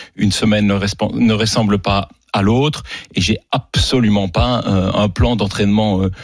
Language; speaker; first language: French; native; French